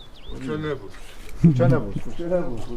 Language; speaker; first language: Russian; non-native, local second language; Svan